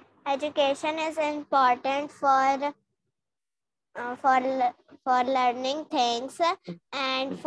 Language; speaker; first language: English; non-native, learner; Hindi